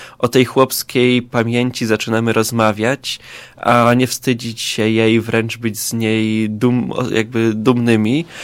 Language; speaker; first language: Polish; native; Polish